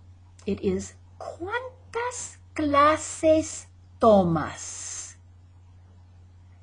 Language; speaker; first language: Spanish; non-native, fluent; English